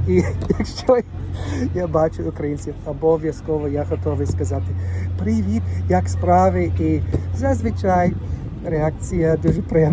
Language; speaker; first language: Ukrainian; non-native, learner; English